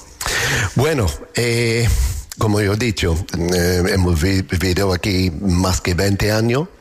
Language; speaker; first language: Spanish; non-native, learner; English